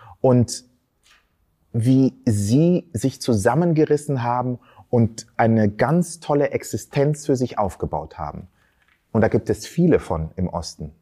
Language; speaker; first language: German; early bilingual, other home language; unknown